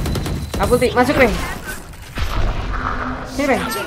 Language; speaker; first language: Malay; non-native, local second language; Javanese